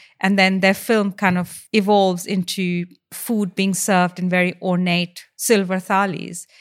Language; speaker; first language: English; non-native, local second language; Hindi